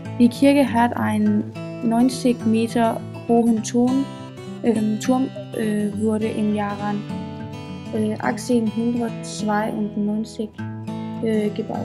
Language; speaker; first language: German; non-native, learner; Danish